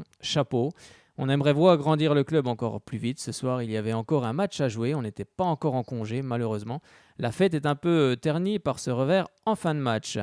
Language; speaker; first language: French; native; French